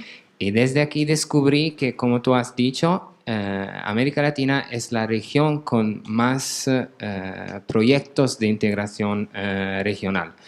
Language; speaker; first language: Spanish; non-native, fluent; Italian